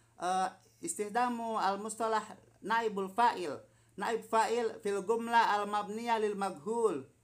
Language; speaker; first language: Arabic; non-native, fluent; Indonesian